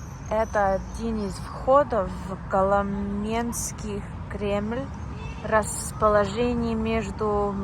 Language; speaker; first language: Russian; non-native, fluent; English